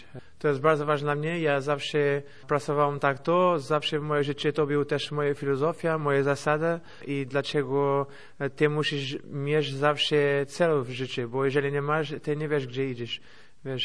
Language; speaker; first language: Polish; non-native, fluent; Portuguese